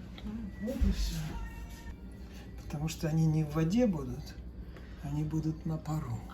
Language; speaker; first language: Russian; native; Russian